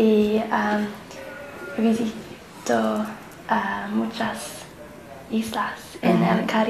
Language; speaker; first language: Spanish; non-native, learner; English